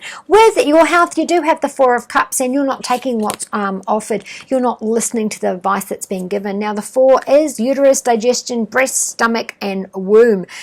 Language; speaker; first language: English; native; English